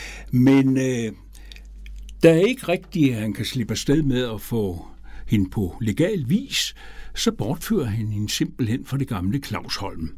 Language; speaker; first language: Danish; native; Danish